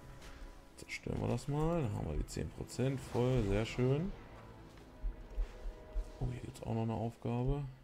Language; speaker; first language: German; native; German